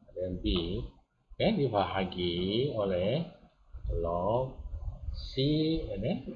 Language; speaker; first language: English; non-native, local second language; Malay